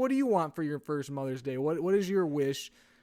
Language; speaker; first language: English; native; English